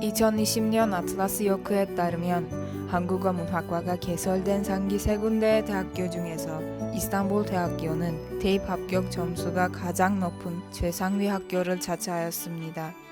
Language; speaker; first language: Korean; non-native, learner; Turkish